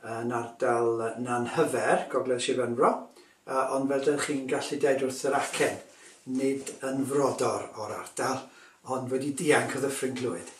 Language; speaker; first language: Welsh; native; Welsh